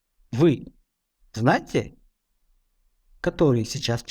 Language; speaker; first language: Russian; non-native, fluent; Tajik